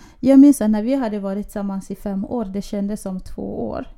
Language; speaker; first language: Swedish; early bilingual, other home language; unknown